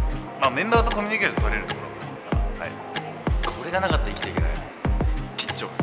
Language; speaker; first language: Japanese; native; Japanese